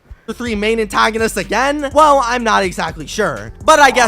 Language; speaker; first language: English; native; English